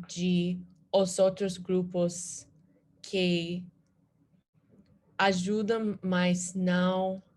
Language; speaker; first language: Portuguese; non-native, learner; English